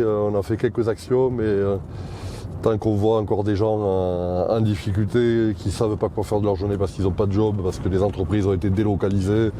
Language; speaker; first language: French; native; French